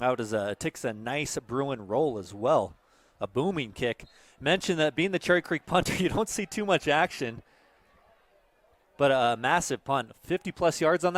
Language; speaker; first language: English; native; English